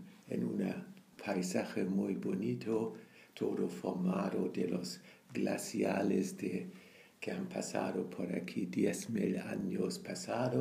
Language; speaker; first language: Spanish; non-native, learner; German